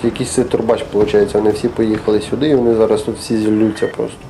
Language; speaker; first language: Ukrainian; native; Ukrainian